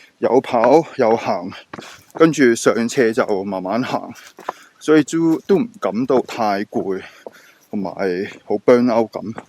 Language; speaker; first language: Cantonese; native; Cantonese